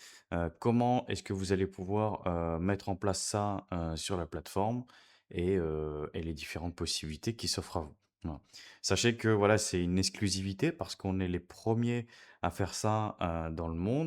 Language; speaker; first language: French; native; French